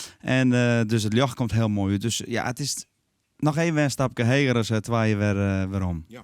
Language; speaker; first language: Dutch; non-native, local second language; Western Frisian